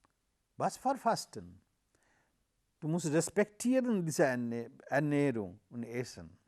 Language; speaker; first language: German; non-native, learner; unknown